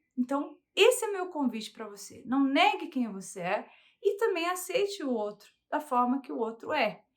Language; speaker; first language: Portuguese; early bilingual, heritage; Portuguese